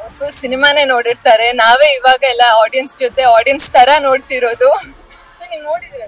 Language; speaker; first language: Kannada; non-native, local second language; Kodava